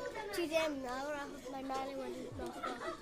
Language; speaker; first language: Welsh; non-native, local second language; English